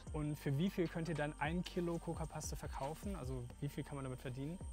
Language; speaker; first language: German; native; German